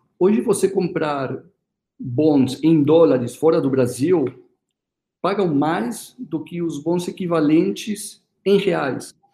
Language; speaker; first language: Portuguese; early bilingual, other home language; Spanish